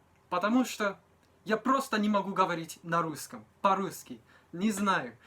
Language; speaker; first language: Russian; non-native, learner; Japanese